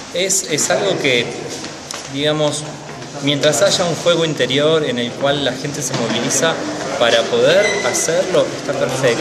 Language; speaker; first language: Spanish; native; Spanish